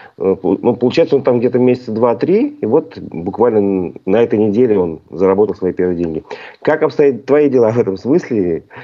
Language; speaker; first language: Russian; native; Russian